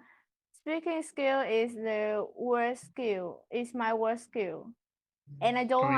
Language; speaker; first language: English; non-native, learner; Vietnamese